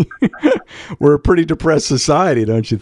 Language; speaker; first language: English; native; English